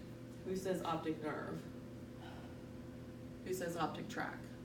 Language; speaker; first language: English; native; English